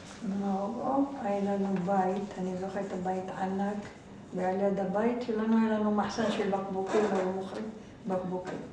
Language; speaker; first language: Hebrew; non-native, fluent; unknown